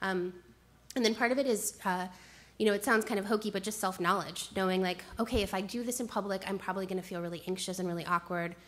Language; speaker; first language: English; native; English